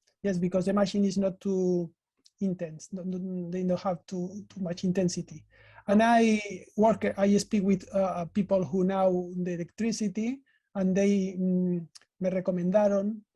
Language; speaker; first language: English; non-native, learner; Spanish